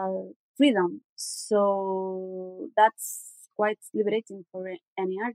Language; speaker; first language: English; non-native, learner; Spanish